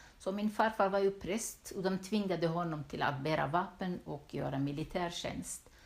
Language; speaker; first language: Swedish; non-native, fluent; Turoyo